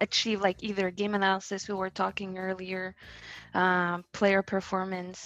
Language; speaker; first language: English; non-native, fluent; French